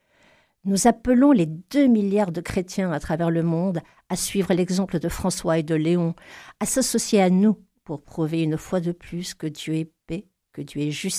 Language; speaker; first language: French; native; French